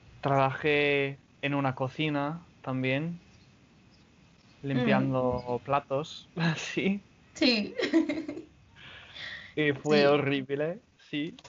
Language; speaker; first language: Spanish; non-native, fluent; English